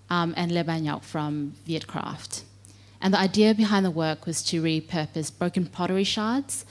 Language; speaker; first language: English; native; English